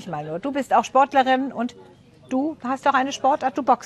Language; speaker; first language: German; native; German